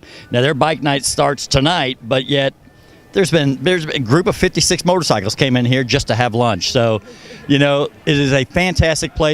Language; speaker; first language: English; native; English